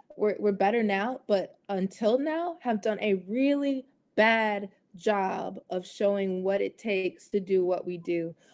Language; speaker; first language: English; native; English